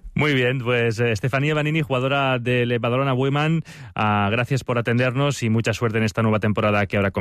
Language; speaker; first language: Catalan; native; Catalan